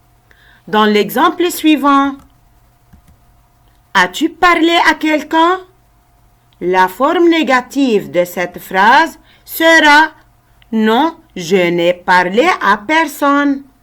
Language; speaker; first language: French; non-native, local second language; Arabic